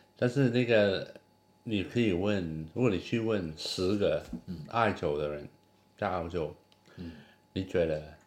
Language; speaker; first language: Chinese; non-native, local second language; Cantonese